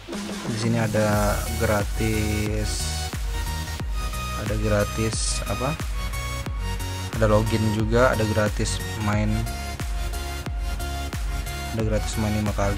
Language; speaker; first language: Indonesian; native; Indonesian